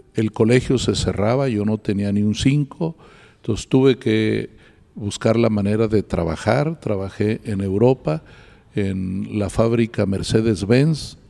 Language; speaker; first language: Spanish; native; Spanish